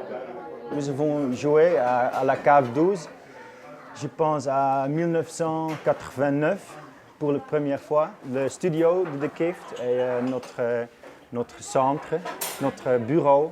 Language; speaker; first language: French; non-native, learner; Dutch